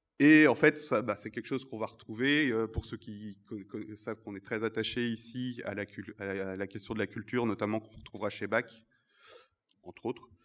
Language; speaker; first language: French; native; French